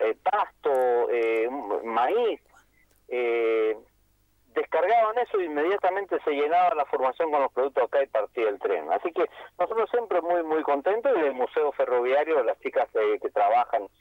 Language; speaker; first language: Spanish; native; Spanish